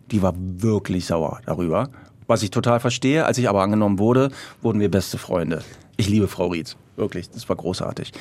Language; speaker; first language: German; early bilingual, other home language; Croatian